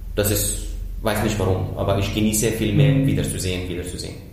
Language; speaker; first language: German; non-native, fluent; Arabic